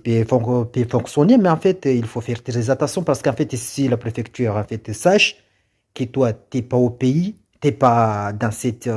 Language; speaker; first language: French; non-native, local second language; Comorian